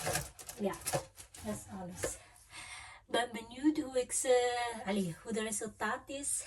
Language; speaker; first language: Dutch; non-native, fluent; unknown